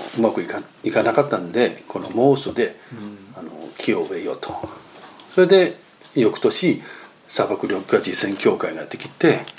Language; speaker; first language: Japanese; non-native, fluent; Chinese